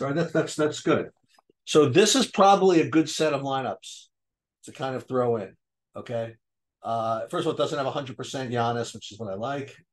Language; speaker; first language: English; native; English